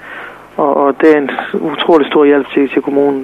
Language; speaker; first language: Danish; non-native, fluent; Serbian